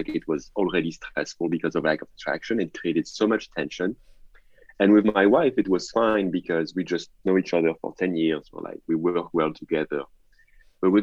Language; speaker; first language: English; non-native, fluent; French